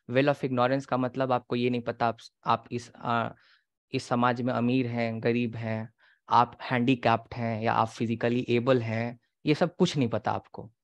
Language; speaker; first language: Hindi; native; Hindi